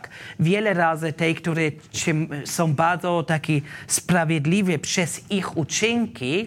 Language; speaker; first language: Polish; non-native, learner; German